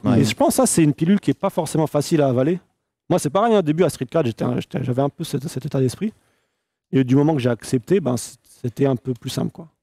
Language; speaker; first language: French; native; French